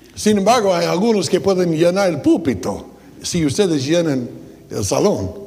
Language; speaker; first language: Spanish; non-native, fluent; English